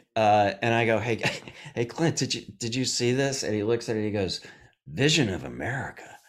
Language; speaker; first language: English; native; English